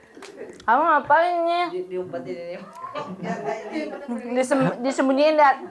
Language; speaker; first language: Indonesian; non-native, local second language; Javanese